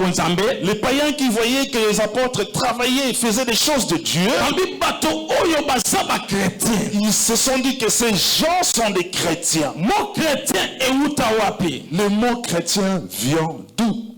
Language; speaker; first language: French; non-native, local second language; Lingala